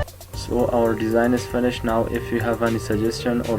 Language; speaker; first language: English; non-native, fluent; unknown